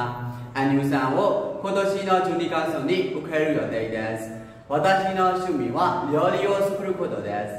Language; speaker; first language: Japanese; non-native, learner; Burmese